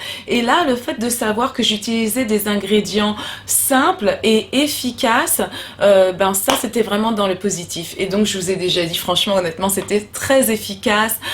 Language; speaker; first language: French; native; French